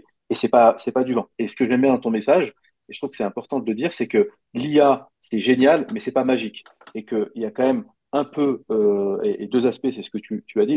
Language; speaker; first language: French; native; French